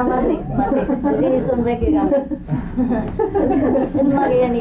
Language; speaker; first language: German; non-native, learner; Vietnamese